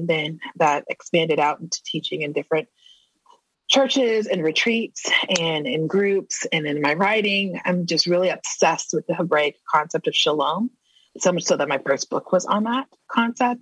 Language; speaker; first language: English; native; English